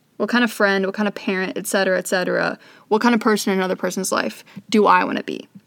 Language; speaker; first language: English; native; English